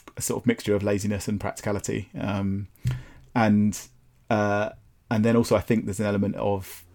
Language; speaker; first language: English; native; English